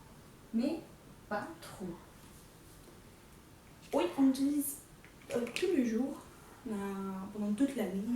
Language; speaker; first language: French; non-native, fluent; Portuguese